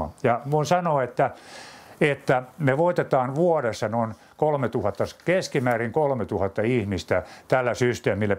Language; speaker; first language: Finnish; native; Finnish